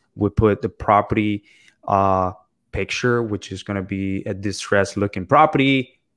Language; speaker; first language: English; non-native, fluent; Spanish